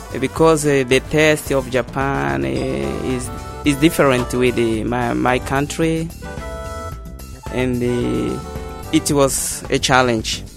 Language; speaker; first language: English; non-native, learner; Portuguese